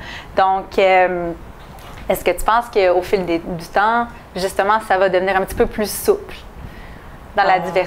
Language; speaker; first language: French; native; French